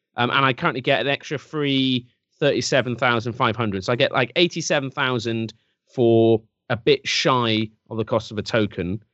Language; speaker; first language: English; native; English